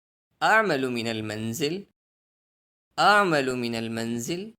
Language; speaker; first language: Arabic; non-native, fluent; Urdu